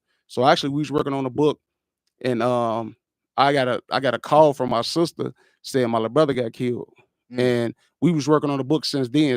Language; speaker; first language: English; native; English